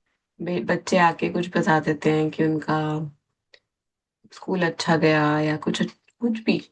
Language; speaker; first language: Hindi; native; Hindi